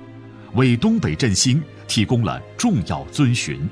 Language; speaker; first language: Chinese; native; Chinese